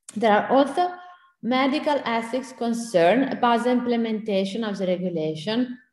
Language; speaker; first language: English; non-native, fluent; Italian